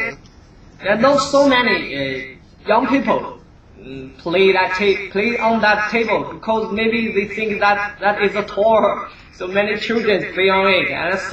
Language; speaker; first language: English; non-native, learner; Chinese